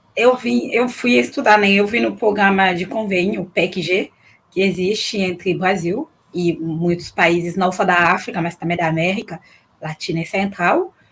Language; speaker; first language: Portuguese; non-native, fluent; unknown